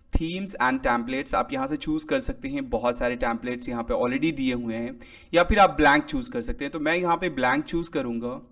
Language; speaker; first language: Hindi; native; Hindi